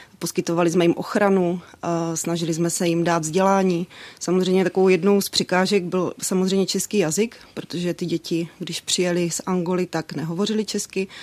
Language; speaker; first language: Czech; native; Czech